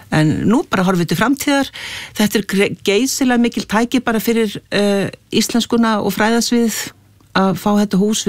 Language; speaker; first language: Icelandic; native; Icelandic